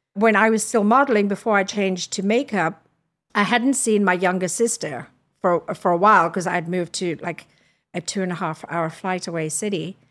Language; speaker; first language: English; native; English